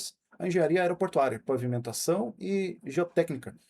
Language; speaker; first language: Portuguese; native; Portuguese